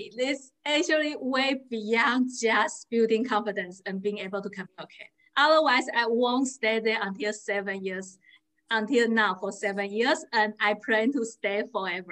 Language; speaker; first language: English; non-native, fluent; Chinese